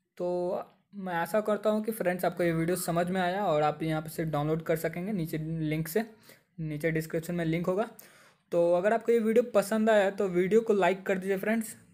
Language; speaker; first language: Hindi; native; Hindi